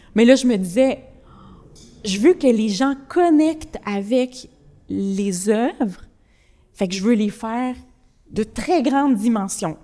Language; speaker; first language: French; early bilingual, other home language; Spanish